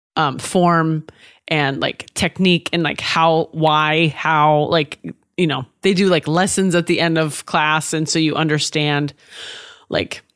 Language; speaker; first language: English; native; English